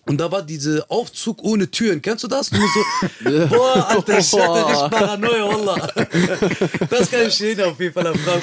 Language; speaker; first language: German; early bilingual, other home language; Kurdish